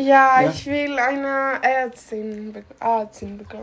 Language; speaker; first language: German; non-native, learner; Greek